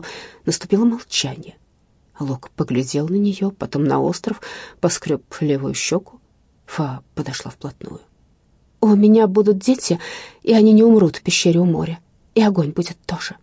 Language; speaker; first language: Russian; native; Russian